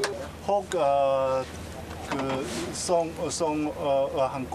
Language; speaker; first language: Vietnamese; non-native, learner; Korean